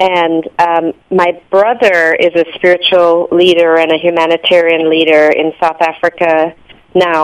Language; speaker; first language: English; native; English